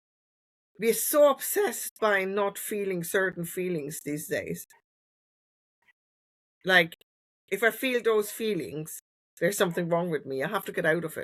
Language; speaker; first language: English; non-native, fluent; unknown